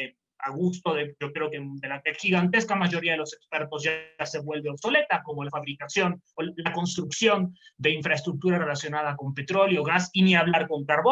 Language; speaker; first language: Spanish; native; Spanish